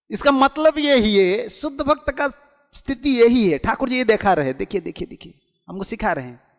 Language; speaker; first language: Hindi; non-native, local second language; Odia